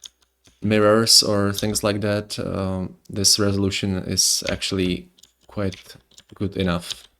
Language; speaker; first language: English; non-native, fluent; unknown